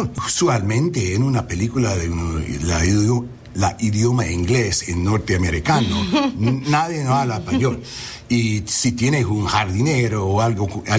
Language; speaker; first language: Spanish; non-native, learner; English